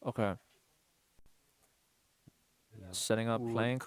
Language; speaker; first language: English; non-native, fluent; Icelandic